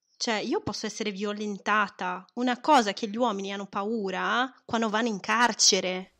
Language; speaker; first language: Italian; non-native, fluent; Portuguese